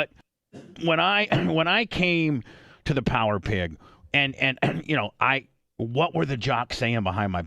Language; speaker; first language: English; native; English